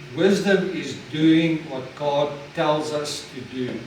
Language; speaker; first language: English; non-native, local second language; Afrikaans